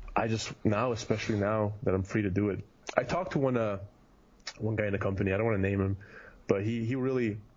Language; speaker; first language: English; early bilingual, heritage; German